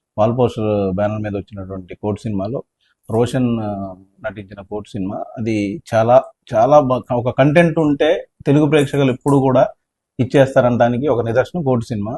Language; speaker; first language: Telugu; native; Telugu